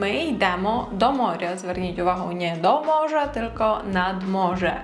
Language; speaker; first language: Polish; non-native, fluent; Ukrainian